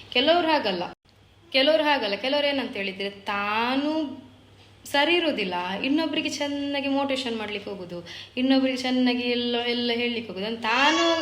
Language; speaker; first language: Kannada; non-native, local second language; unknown